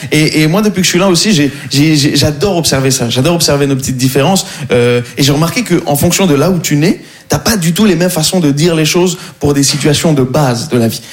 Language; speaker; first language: French; non-native, local second language; Arabic